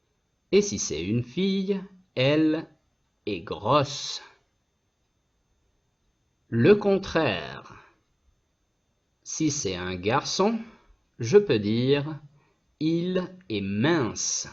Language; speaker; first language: French; non-native, fluent; Spanish